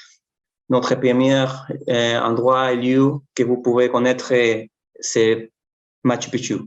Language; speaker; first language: French; non-native, fluent; Spanish